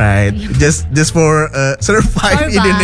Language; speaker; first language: English; non-native, fluent; Indonesian